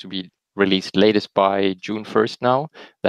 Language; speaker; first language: English; non-native, fluent; German